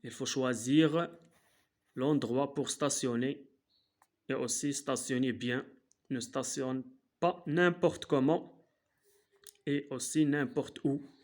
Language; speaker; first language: French; non-native, local second language; Arabic